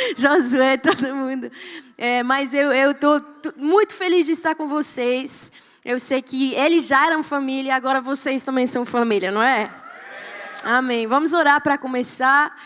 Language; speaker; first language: Portuguese; non-native, fluent; Spanish